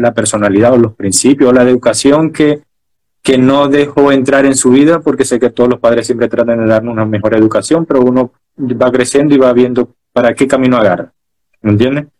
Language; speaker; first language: Spanish; native; Spanish